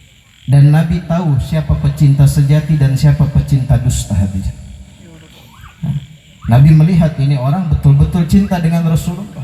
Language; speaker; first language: Indonesian; non-native, local second language; Banjar